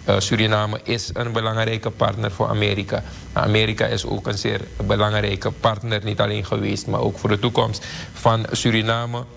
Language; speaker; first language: Dutch; native; Dutch